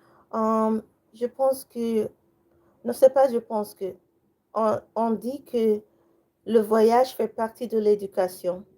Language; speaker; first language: French; non-native, learner; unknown